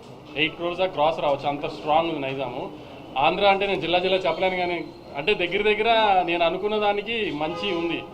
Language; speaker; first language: Telugu; native; Telugu